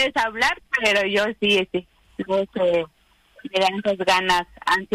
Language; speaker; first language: Spanish; non-native, local second language; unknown